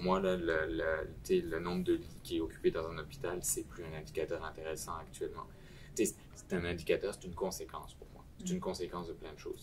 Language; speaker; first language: French; native; French